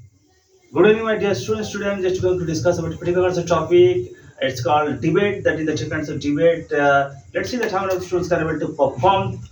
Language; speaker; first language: English; non-native, local second language; Bangla